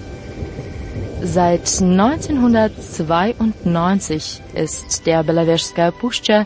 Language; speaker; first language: German; non-native, fluent; Russian